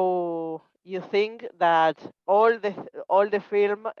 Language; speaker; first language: English; non-native, learner; Spanish